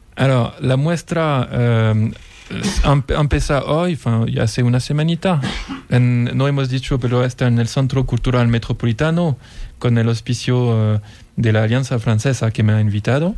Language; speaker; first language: Spanish; non-native, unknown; French